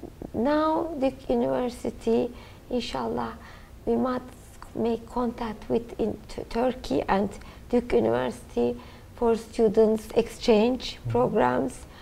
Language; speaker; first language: English; non-native, learner; Turkish